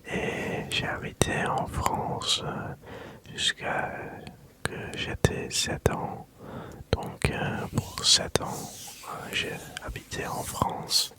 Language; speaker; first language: French; early bilingual, other home language; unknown